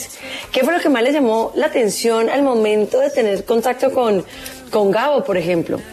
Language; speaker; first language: Spanish; native; Spanish